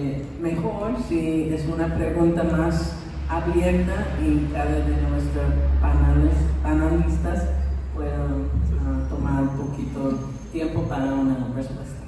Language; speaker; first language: Spanish; non-native, fluent; English